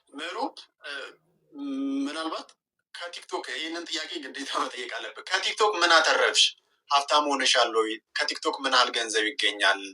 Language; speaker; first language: Amharic; native; Amharic